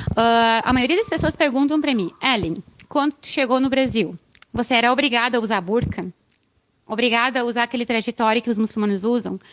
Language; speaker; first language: Portuguese; non-native, fluent; Arabic